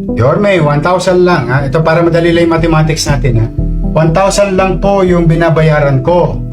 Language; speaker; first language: Filipino; native; Filipino